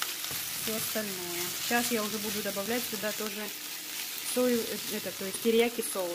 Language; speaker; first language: Russian; native; Russian